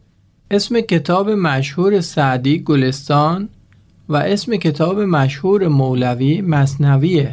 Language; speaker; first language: Persian; non-native, learner; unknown